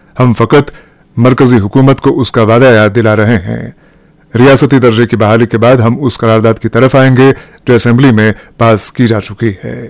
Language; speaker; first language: Hindi; non-native, local second language; Kashmiri